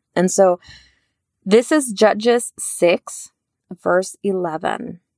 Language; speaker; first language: English; early bilingual, other home language; Spanish